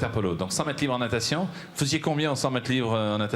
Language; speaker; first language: French; native; French